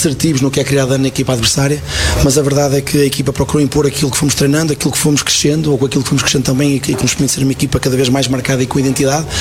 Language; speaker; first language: Portuguese; native; Portuguese